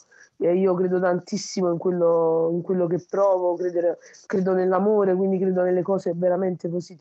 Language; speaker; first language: Italian; early bilingual, other home language; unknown